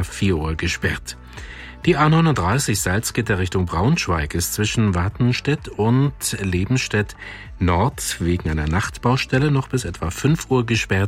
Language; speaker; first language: German; native; German